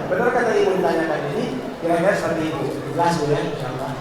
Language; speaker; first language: Indonesian; native; Indonesian